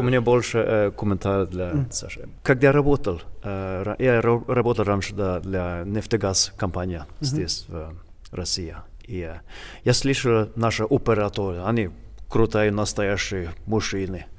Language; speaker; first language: Russian; non-native, learner; Swedish